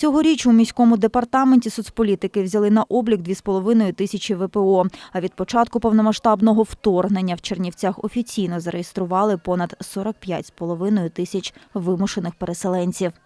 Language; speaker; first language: Ukrainian; native; Ukrainian